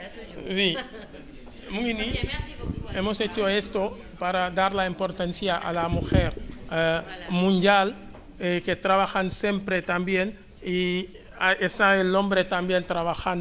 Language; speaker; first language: Spanish; non-native, fluent; Wolof